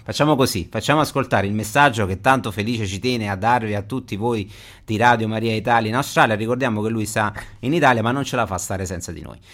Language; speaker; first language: Italian; native; Italian